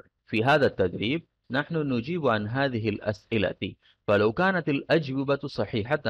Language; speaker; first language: Arabic; non-native, fluent; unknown